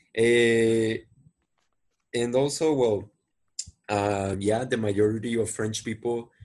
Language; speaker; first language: English; non-native, fluent; Spanish